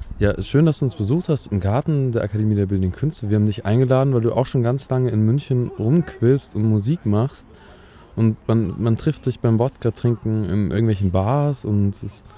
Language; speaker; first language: German; native; German